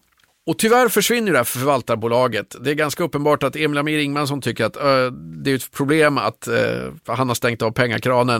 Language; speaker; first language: Swedish; native; Swedish